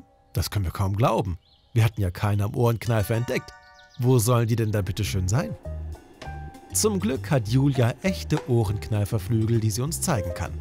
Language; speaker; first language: German; native; German